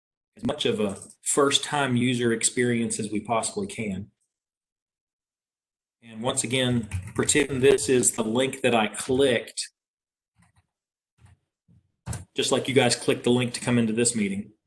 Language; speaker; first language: English; native; English